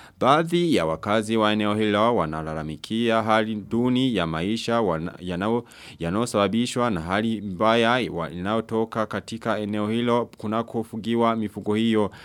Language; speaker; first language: Swahili; non-native, local second language; Rundi